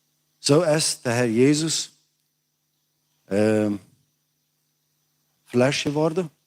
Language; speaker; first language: German; non-native, learner; Plautdietsch